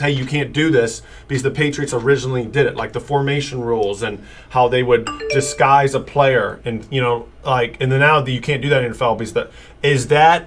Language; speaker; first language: English; native; English